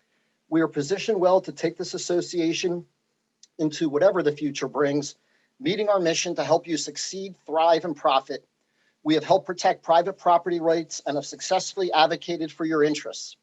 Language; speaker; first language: English; native; English